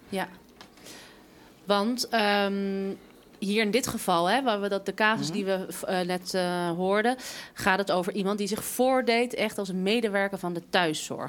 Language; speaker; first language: Dutch; native; Dutch